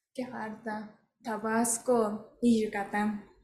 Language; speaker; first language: Spanish; non-native, fluent; Japanese